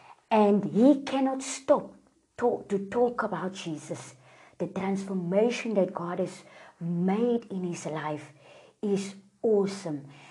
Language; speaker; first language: English; non-native, local second language; Afrikaans